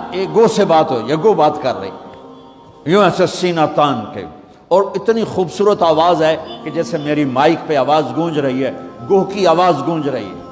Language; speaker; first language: Urdu; non-native, local second language; Punjabi